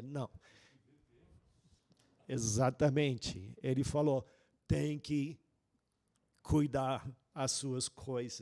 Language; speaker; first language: Portuguese; non-native, fluent; English